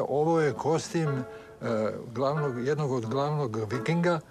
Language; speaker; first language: English; non-native, fluent; Serbian